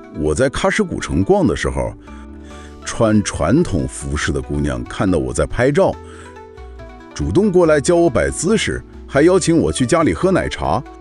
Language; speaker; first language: Chinese; non-native, fluent; English